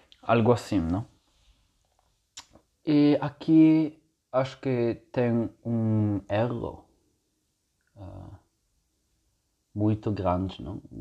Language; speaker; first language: Portuguese; non-native, fluent; Italian